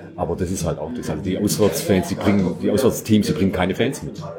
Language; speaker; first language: German; native; German